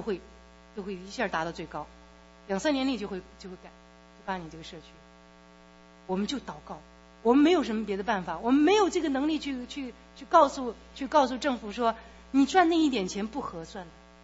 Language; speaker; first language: Chinese; native; Chinese